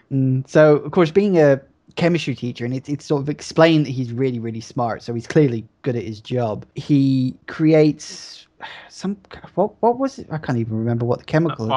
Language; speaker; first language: English; native; English